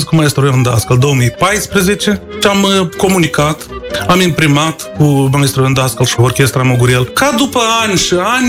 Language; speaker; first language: Romanian; native; Romanian